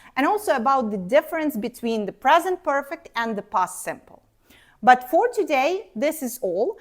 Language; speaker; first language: English; non-native, fluent; Ukrainian